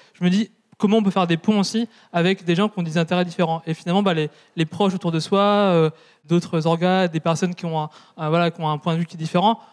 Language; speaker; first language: French; native; French